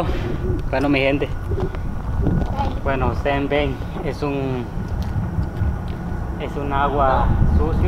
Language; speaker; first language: Spanish; early bilingual, heritage; Spanish